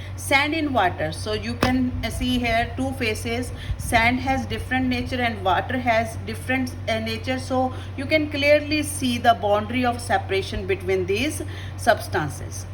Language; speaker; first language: English; non-native, local second language; Punjabi